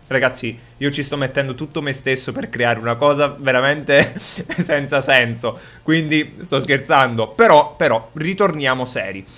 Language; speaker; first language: Italian; native; Italian